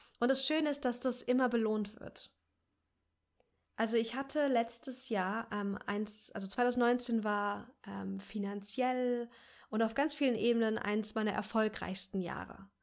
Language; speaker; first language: German; native; German